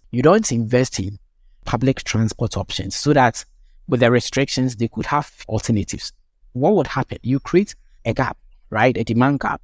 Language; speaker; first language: English; non-native, local second language; Akan